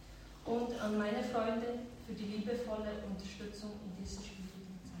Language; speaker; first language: German; early bilingual, other home language; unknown